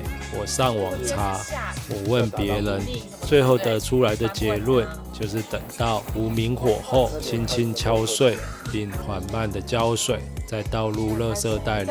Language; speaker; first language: Chinese; native; Chinese